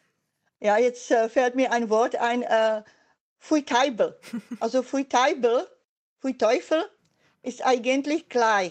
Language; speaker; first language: German; non-native, fluent; Czech